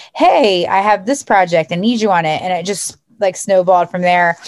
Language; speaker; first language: English; native; English